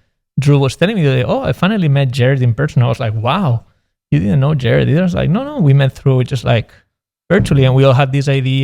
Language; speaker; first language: English; non-native, fluent; Spanish